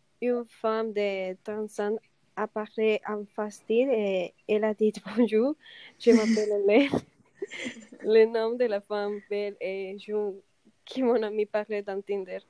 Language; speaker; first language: French; non-native, learner; Spanish